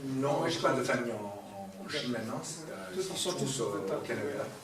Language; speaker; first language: French; non-native, fluent; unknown